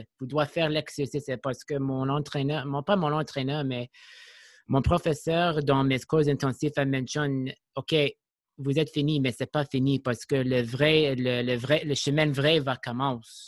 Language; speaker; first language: French; non-native, learner; English